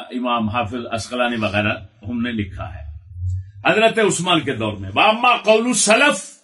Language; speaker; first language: Urdu; non-native, local second language; Punjabi